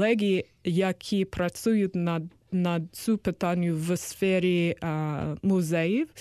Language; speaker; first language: Ukrainian; non-native, learner; English